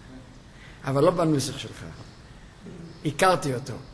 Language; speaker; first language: Hebrew; non-native, fluent; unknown